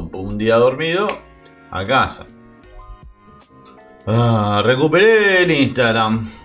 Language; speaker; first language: Spanish; native; Spanish